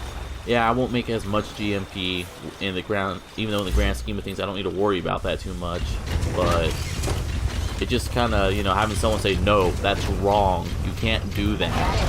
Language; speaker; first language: English; native; English